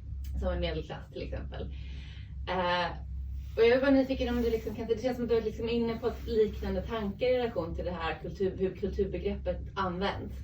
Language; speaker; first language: Swedish; native; Swedish